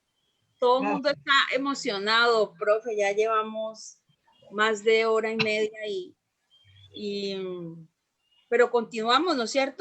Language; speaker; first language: Spanish; native; Spanish